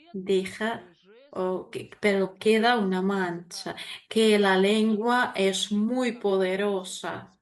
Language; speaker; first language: Spanish; non-native, fluent; Russian